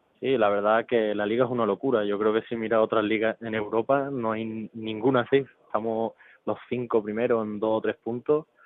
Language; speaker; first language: Spanish; early bilingual, other home language; English